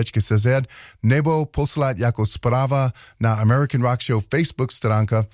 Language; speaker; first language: Czech; non-native, learner; English